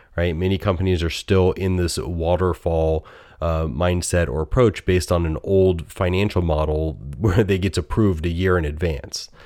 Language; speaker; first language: English; native; English